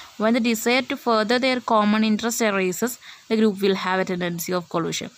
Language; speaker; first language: English; non-native, local second language; Malayalam